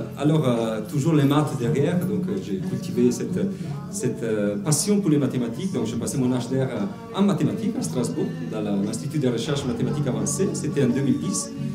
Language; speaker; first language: French; non-native, fluent; Italian